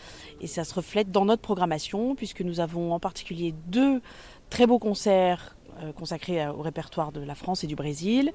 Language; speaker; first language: French; native; French